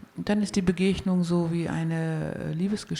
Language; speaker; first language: German; native; German